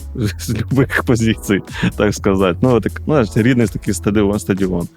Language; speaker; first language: Ukrainian; native; Ukrainian